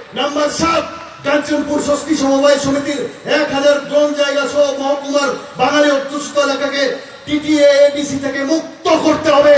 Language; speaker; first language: Bangla; native; Bangla